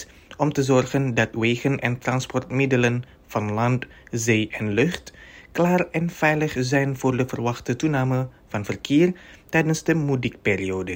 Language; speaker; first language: Dutch; non-native, fluent; Indonesian